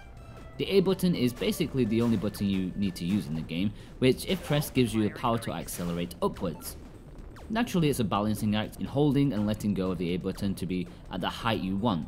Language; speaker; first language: English; native; English